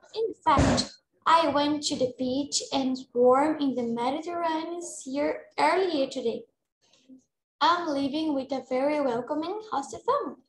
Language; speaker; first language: English; non-native, fluent; Portuguese